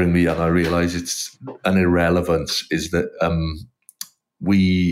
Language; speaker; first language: English; native; English